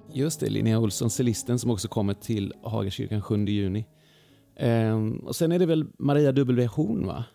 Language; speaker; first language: Swedish; native; Swedish